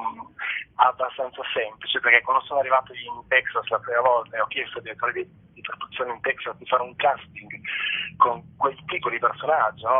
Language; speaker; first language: Italian; native; Italian